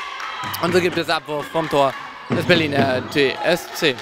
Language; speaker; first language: German; native; German